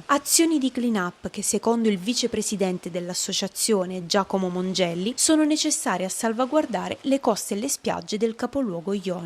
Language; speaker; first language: Italian; native; Italian